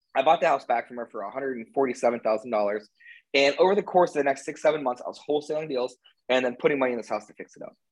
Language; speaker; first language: English; native; English